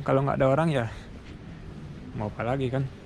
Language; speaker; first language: Indonesian; early bilingual, heritage; German